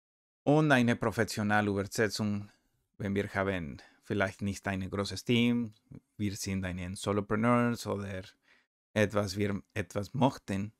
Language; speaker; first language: German; non-native, learner; Spanish